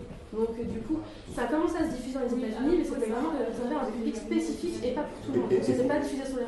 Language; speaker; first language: French; native; French